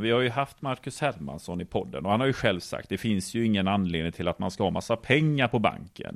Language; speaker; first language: Swedish; native; Swedish